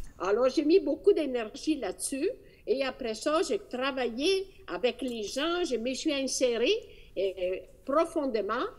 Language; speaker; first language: French; non-native, fluent; Italian